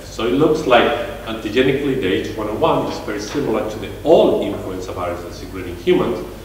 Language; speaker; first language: English; non-native, fluent; Spanish